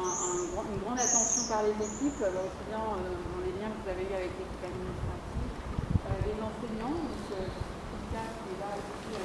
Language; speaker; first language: French; native; French